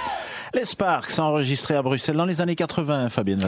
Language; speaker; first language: French; native; French